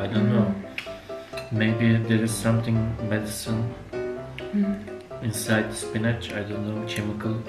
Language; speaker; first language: English; non-native, learner; Turkish